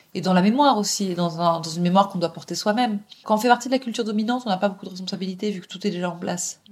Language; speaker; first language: French; native; French